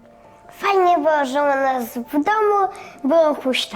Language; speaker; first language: Polish; early bilingual, other home language; Russian